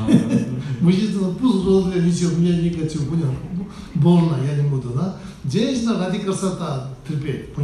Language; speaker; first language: Russian; non-native, learner; Tibetan